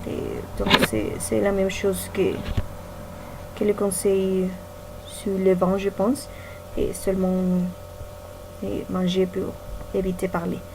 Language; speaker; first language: French; non-native, learner; Spanish